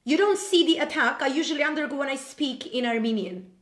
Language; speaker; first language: English; non-native, fluent; Armenian